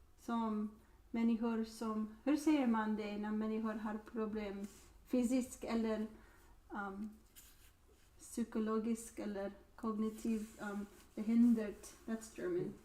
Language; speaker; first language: Swedish; non-native, learner; English